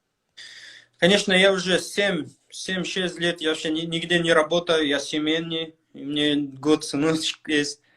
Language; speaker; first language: Russian; non-native, local second language; Kyrgyz